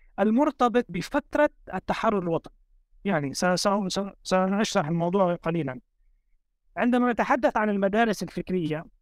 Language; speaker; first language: Arabic; native; Arabic